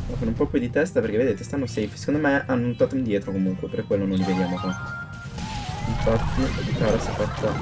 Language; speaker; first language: Italian; native; Italian